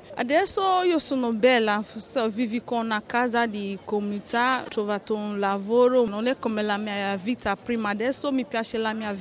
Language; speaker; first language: Italian; non-native, learner; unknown